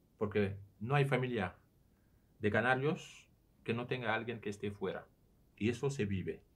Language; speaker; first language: Spanish; non-native, fluent; Serer